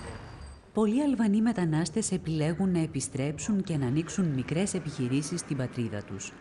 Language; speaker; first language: Greek; native; Greek